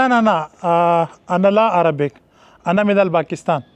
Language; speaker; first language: Arabic; non-native, learner; Urdu